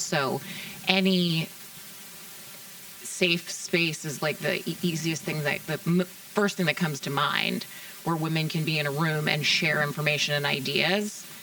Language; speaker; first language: English; native; English